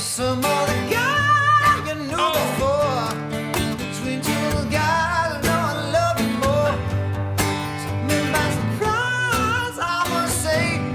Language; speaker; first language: English; native; English